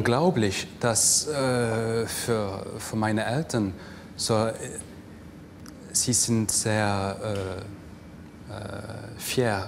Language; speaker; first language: German; non-native, fluent; English